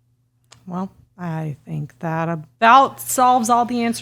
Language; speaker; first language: English; native; English